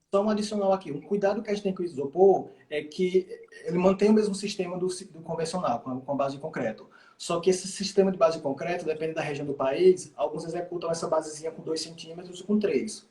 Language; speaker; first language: Portuguese; native; Portuguese